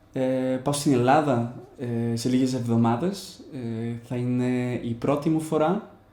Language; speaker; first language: Greek; non-native, learner; Spanish